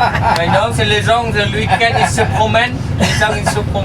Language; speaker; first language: French; non-native, fluent; Vietnamese